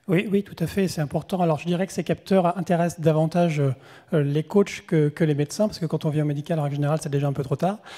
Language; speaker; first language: French; native; French